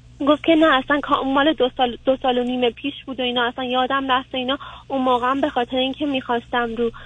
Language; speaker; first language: Persian; early bilingual, heritage; Persian